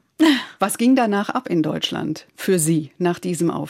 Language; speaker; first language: German; native; German